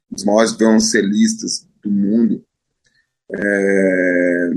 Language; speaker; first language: Portuguese; native; Portuguese